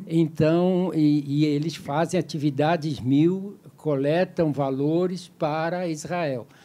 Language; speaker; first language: Portuguese; non-native, fluent; French